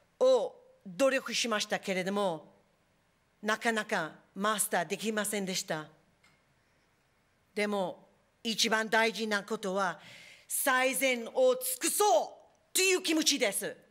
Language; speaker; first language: Japanese; non-native, fluent; English